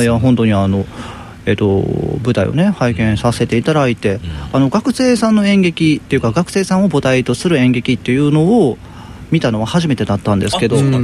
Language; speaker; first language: Japanese; native; Japanese